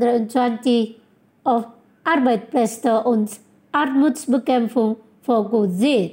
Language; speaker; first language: German; non-native, fluent; Indonesian